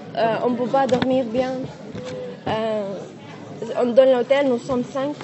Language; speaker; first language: French; non-native, learner; Arabic